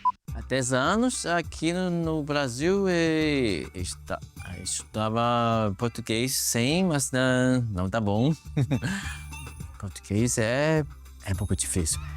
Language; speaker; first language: Portuguese; non-native, learner; Chinese